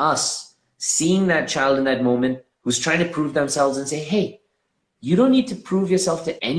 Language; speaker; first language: English; native; English